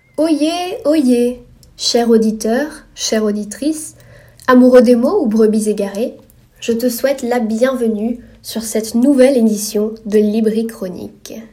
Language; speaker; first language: French; native; French